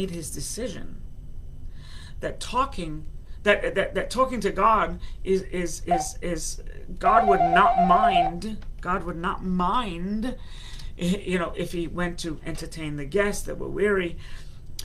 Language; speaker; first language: English; native; English